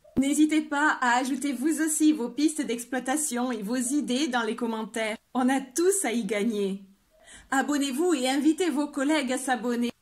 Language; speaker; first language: French; native; French